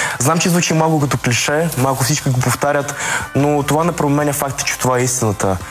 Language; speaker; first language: Bulgarian; early bilingual, other home language; Russian